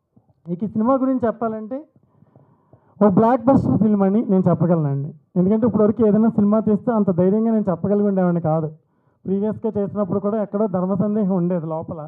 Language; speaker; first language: Telugu; native; Telugu